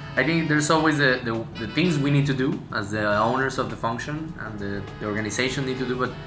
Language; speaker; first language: English; non-native, fluent; Spanish